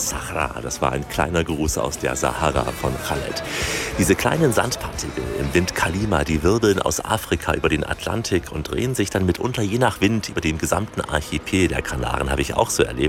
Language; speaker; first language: German; native; German